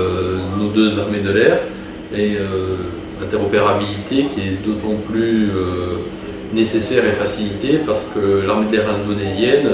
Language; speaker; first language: French; native; French